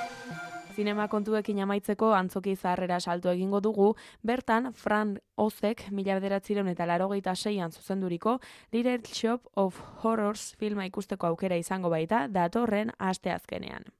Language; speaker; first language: Basque; native; Basque